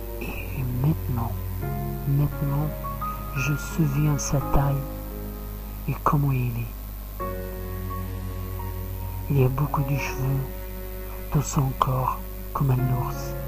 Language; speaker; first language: French; non-native, learner; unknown